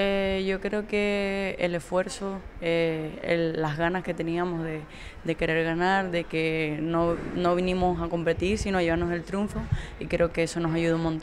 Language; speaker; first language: Spanish; native; Spanish